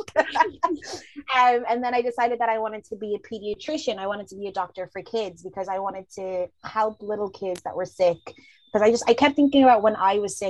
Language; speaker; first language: English; early bilingual, other home language; Zulu